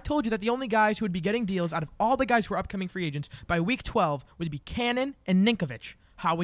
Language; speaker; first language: English; native; English